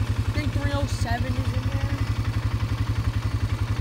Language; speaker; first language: English; native; English